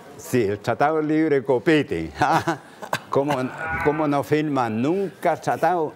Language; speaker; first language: Spanish; native; Spanish